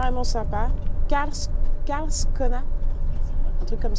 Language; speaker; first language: French; native; French